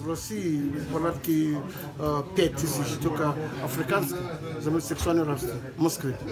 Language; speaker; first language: Russian; non-native, fluent; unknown